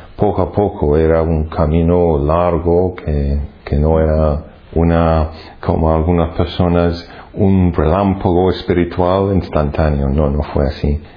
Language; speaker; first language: Spanish; non-native, fluent; English